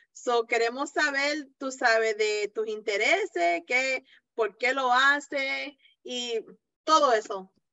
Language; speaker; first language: Spanish; early bilingual, heritage; Spanish